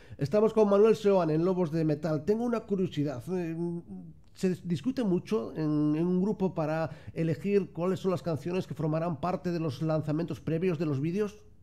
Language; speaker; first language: Spanish; native; Spanish